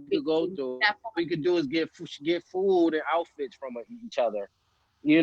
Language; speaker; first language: English; native; English